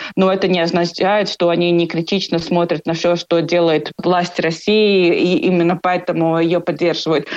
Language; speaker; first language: Russian; non-native, local second language; Latvian